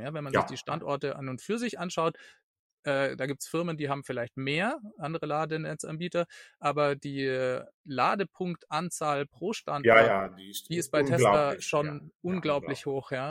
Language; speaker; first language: German; native; German